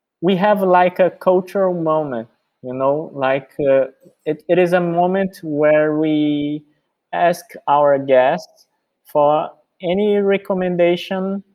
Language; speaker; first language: English; non-native, fluent; Portuguese